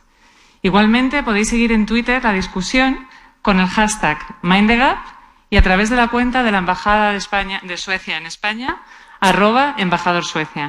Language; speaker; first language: Spanish; native; Spanish